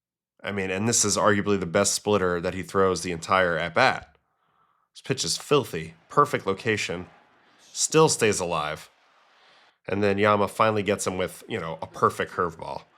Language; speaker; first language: English; native; English